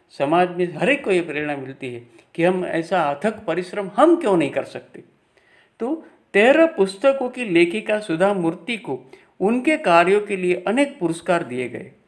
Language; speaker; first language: Hindi; non-native, local second language; Gujarati